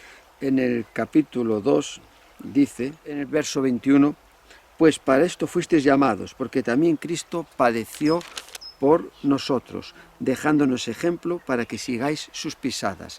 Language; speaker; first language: Spanish; native; Spanish